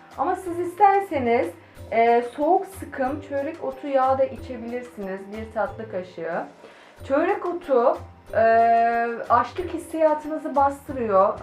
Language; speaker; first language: Turkish; native; Turkish